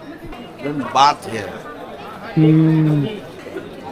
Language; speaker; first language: English; non-native, local second language; Hindi